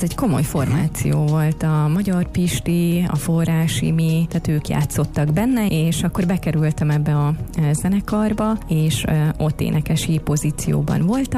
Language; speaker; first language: Hungarian; native; Hungarian